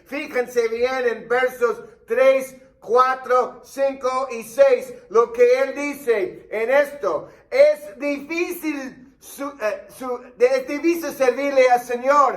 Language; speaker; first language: Spanish; non-native, fluent; English